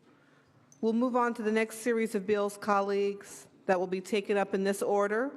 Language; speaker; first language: English; native; English